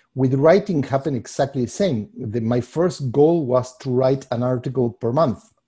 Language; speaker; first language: English; non-native, fluent; Spanish